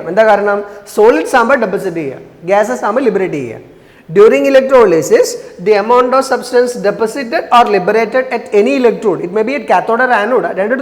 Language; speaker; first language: Malayalam; native; Malayalam